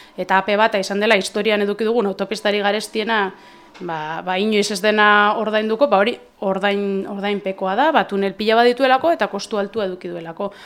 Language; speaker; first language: Basque; native; Basque